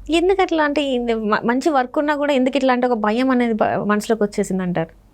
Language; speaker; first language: Telugu; native; Telugu